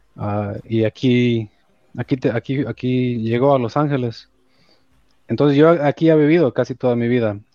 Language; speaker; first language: Spanish; early bilingual, heritage; Spanish